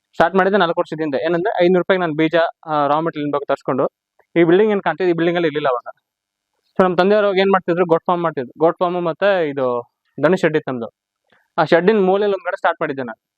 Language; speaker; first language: Kannada; native; Kannada